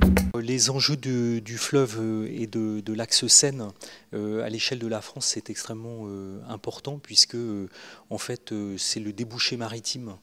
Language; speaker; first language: French; native; French